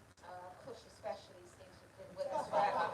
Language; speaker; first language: English; native; English